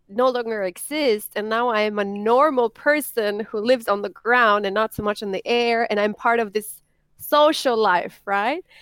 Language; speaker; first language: English; non-native, fluent; Spanish